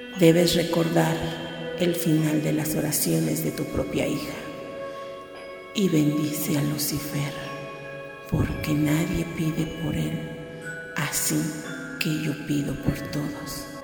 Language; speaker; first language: Spanish; native; Spanish